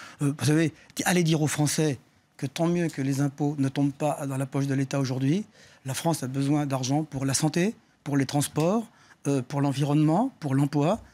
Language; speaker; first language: French; native; French